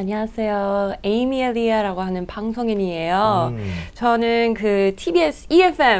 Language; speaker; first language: Korean; non-native, learner; English